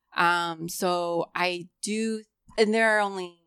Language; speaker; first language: English; early bilingual, other home language; Cantonese